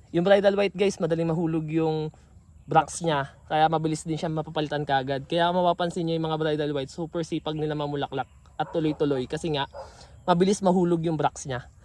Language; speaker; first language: Filipino; native; Filipino